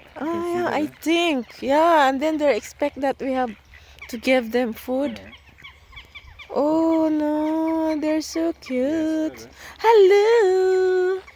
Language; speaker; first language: English; non-native, local second language; Filipino